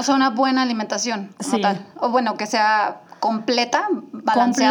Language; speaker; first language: Spanish; native; Spanish